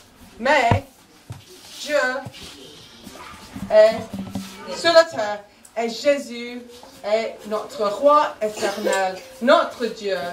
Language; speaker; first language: French; non-native, fluent; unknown